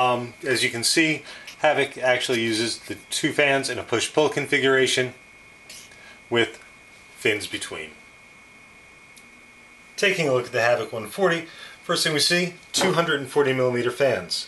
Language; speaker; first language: English; native; English